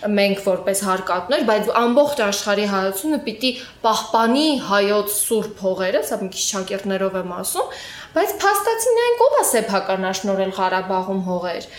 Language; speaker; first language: Armenian; native; Armenian